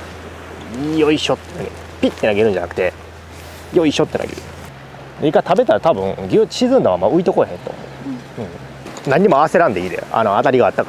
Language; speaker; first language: Japanese; native; Japanese